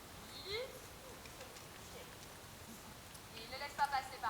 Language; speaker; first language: French; native; French